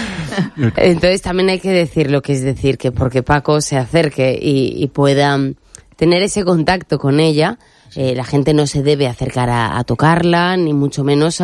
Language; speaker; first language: Spanish; native; Spanish